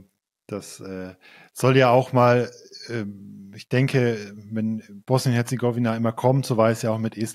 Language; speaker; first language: German; native; German